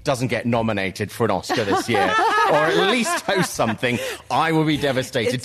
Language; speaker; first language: English; native; English